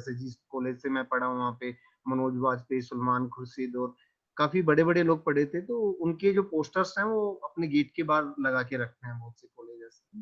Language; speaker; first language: Hindi; native; Hindi